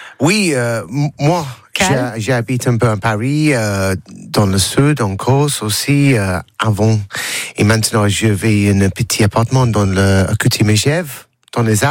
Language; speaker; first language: French; non-native, learner; English